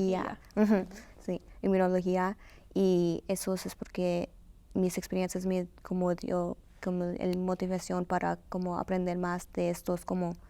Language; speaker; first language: Spanish; early bilingual, heritage; Spanish